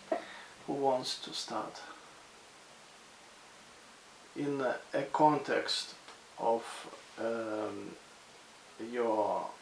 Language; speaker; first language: English; non-native, fluent; Russian